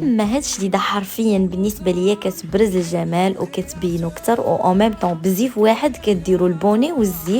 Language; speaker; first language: Arabic; native; Arabic